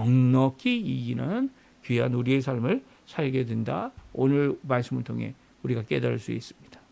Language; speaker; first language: Korean; native; Korean